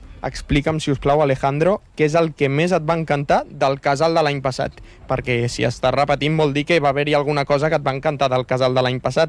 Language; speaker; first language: Catalan; native; Catalan